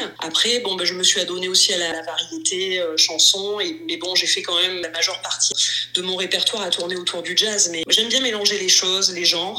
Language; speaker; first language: French; native; French